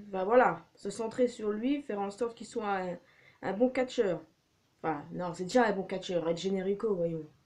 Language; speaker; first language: French; native; French